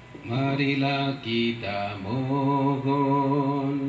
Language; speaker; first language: Indonesian; native; Indonesian